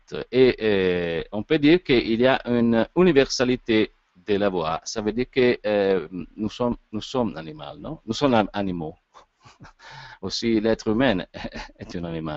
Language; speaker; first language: French; non-native, learner; Italian